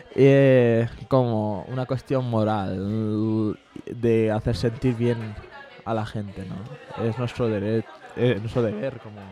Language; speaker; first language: Spanish; early bilingual, other home language; Bangla